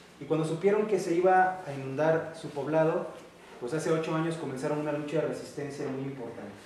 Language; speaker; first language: Spanish; native; Spanish